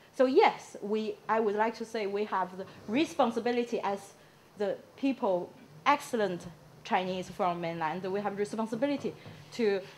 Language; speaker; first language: English; non-native, fluent; Chinese